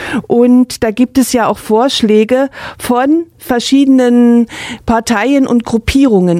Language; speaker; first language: German; native; German